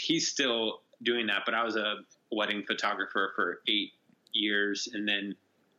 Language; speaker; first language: English; native; English